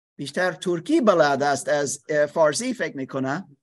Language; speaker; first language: Persian; non-native, learner; English